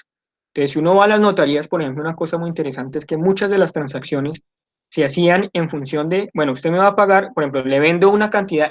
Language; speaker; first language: Spanish; native; Spanish